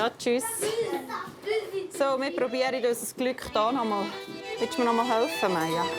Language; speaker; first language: German; native; German